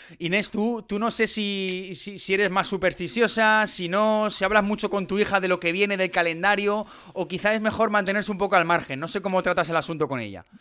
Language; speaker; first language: Spanish; native; Spanish